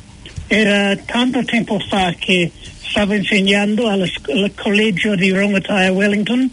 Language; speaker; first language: Italian; non-native, fluent; English